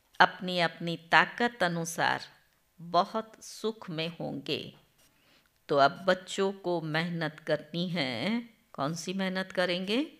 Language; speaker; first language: Hindi; non-native, local second language; Gujarati